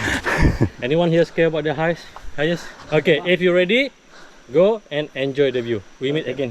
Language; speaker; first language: English; non-native, local second language; Malay